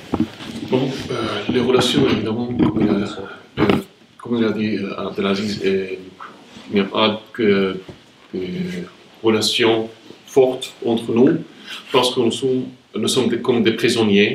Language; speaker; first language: French; non-native, fluent; Arabic